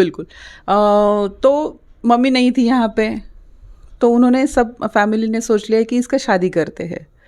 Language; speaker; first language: Hindi; non-native, local second language; Marathi